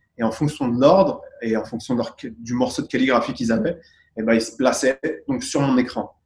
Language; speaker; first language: French; native; French